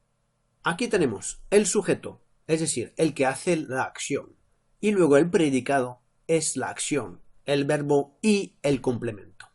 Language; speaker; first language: Spanish; non-native, fluent; French